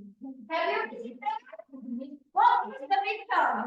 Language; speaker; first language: English; non-native, learner; Indonesian